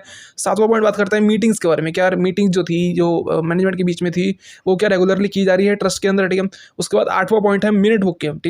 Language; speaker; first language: Hindi; native; Hindi